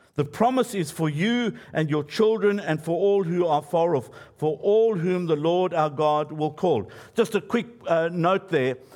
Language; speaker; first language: English; native; English